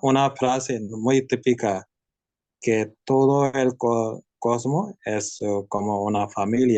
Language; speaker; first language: Spanish; non-native, learner; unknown